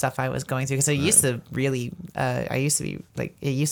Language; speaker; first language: English; native; English